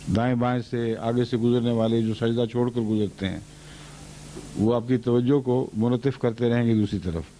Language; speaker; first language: Urdu; native; Urdu